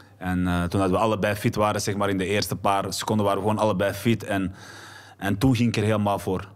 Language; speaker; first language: Dutch; early bilingual, other home language; Arabic